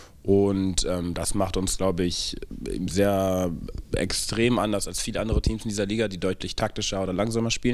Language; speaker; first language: German; native; German